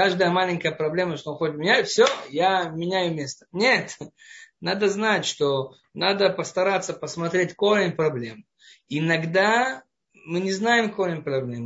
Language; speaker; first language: Russian; non-native, fluent; Hebrew